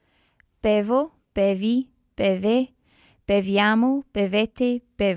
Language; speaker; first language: Italian; non-native, learner; English